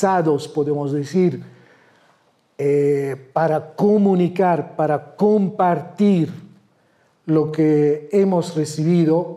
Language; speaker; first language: Spanish; non-native, fluent; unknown